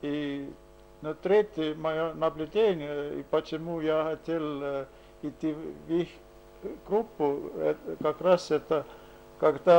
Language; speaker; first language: Russian; non-native, fluent; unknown